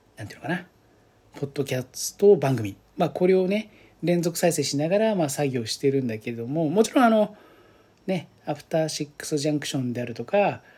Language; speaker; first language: Japanese; native; Japanese